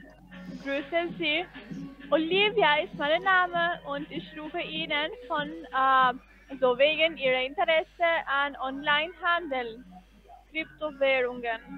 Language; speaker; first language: German; non-native, fluent; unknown